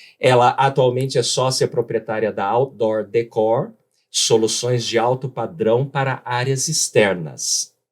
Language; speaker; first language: Portuguese; native; Portuguese